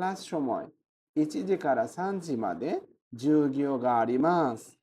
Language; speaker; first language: Japanese; non-native, fluent; Bangla